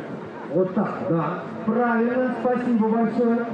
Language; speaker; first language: Russian; native; Russian